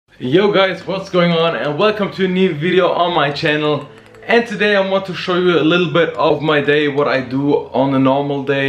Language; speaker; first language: English; non-native, fluent; German